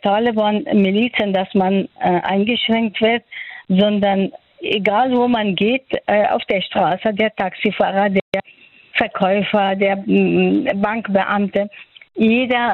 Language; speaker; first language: German; non-native, fluent; Persian